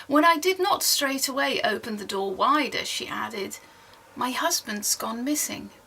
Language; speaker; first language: English; non-native, fluent; Dutch